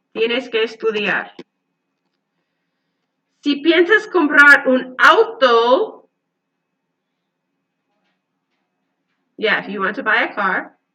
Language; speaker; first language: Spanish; non-native, learner; English